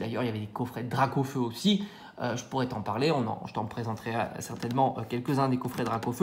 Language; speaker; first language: French; native; French